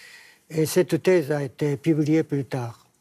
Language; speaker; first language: French; non-native, fluent; Japanese